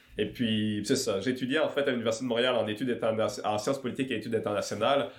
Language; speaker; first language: French; early bilingual, other home language; Swahili